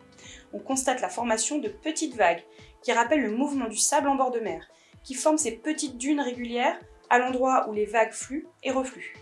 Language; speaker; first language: French; native; French